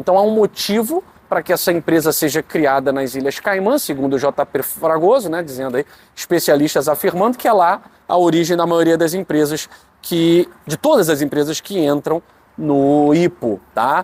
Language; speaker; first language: Portuguese; native; Portuguese